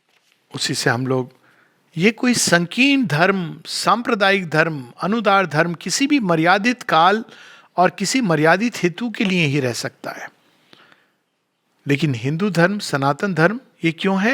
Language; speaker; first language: Hindi; native; Hindi